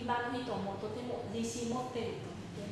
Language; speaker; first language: Japanese; non-native, fluent; Vietnamese